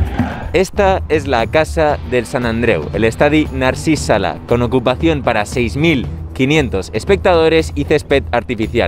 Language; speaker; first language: Spanish; native; Spanish